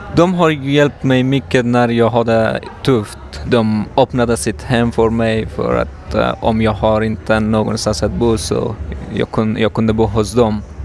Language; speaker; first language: Swedish; non-native, learner; Persian